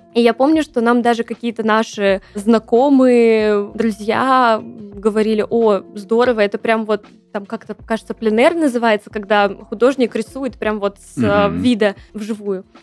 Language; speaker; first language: Russian; native; Russian